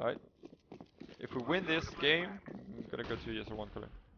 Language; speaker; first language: English; non-native, fluent; French